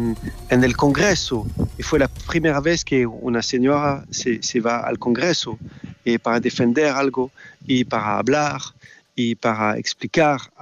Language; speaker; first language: Spanish; non-native, learner; French